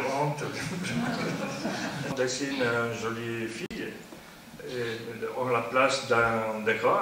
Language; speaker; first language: French; non-native, fluent; Italian